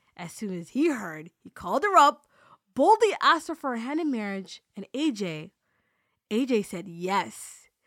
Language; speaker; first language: English; native; English